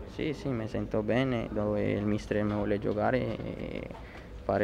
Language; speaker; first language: Italian; non-native, learner; Spanish